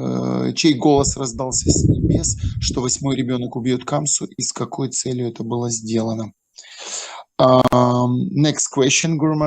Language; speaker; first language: Russian; native; Russian